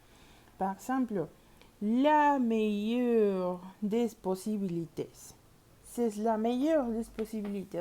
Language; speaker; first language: French; non-native, learner; Spanish